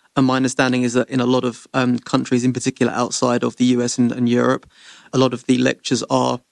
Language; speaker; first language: English; native; English